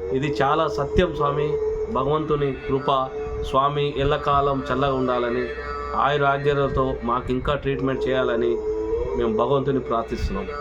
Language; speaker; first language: Telugu; non-native, local second language; Lambadi